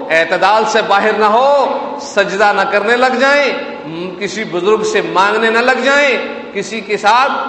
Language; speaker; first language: Urdu; native; Urdu